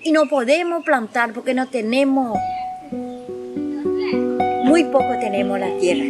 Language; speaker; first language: Spanish; non-native, local second language; Guarani